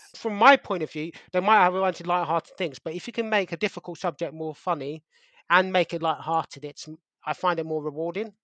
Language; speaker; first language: English; native; English